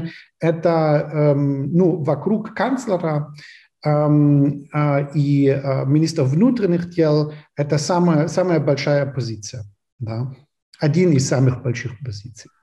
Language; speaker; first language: Russian; non-native, fluent; German